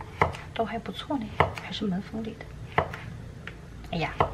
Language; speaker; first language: Chinese; native; Chinese